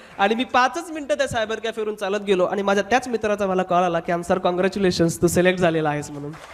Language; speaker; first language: Marathi; non-native, local second language; Hindi